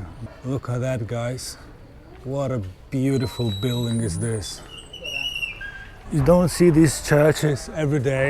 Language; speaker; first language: English; non-native, fluent; Lithuanian